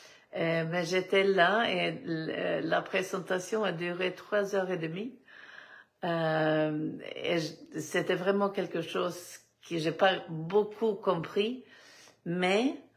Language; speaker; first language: French; non-native, fluent; Swedish